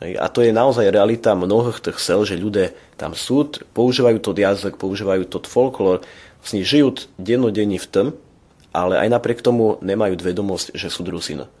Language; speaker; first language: Slovak; non-native, local second language; Rusyn